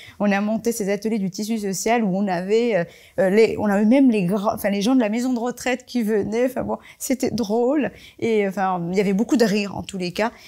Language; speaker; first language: French; early bilingual, other home language; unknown